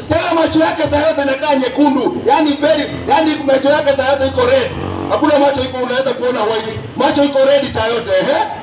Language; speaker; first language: Swahili; non-native, local second language; Kikuyu